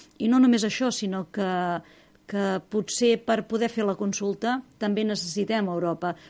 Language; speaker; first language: Catalan; native; Catalan